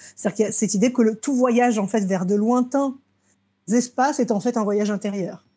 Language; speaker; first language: French; early bilingual, other home language; Russian